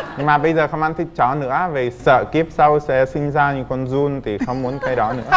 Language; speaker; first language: Vietnamese; non-native, fluent; Czech